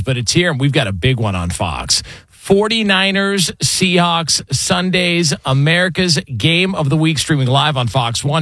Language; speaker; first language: English; native; English